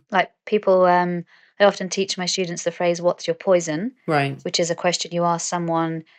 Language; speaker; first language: English; native; English